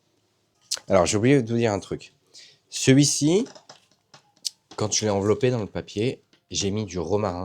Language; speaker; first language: French; native; French